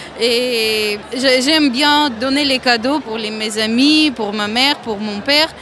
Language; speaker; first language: French; non-native, learner; Russian